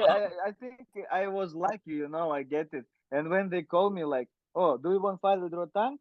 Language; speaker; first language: English; non-native, learner; Russian